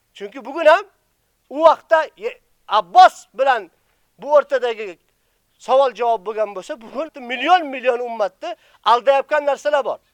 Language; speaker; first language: Uzbek; native; Uzbek